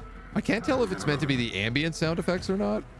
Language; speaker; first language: English; native; English